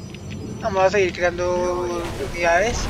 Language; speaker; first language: Spanish; native; Spanish